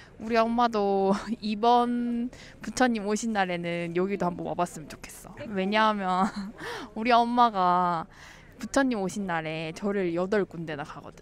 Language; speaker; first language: Korean; native; Korean